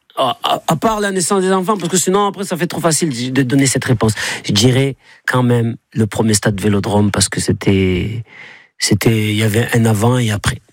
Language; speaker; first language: French; native; French